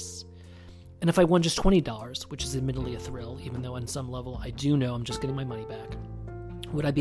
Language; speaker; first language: English; native; English